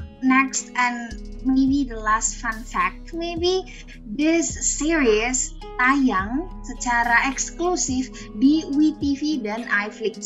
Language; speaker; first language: English; non-native, fluent; Indonesian